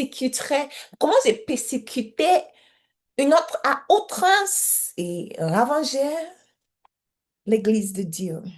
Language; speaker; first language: French; non-native, learner; English